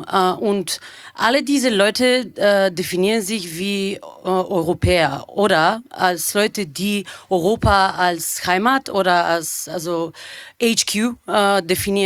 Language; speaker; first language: German; non-native, fluent; Bulgarian